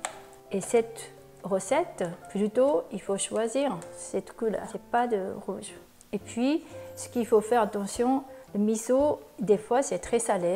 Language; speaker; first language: French; non-native, fluent; Japanese